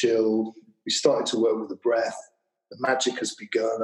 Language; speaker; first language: English; native; English